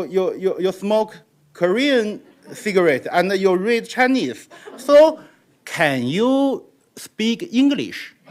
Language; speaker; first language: English; non-native, learner; Chinese